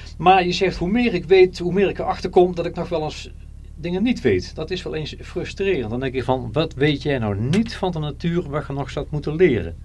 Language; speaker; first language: Dutch; native; Dutch